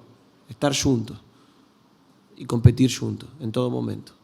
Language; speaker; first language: Portuguese; non-native, learner; Spanish